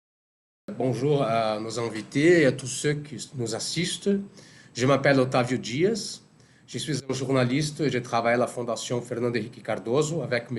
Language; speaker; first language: French; non-native, fluent; Portuguese